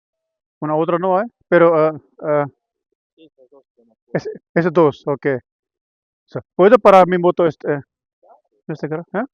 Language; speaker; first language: Spanish; non-native, learner; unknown